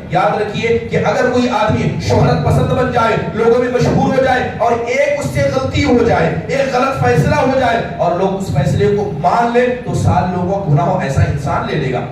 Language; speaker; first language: Urdu; native; Urdu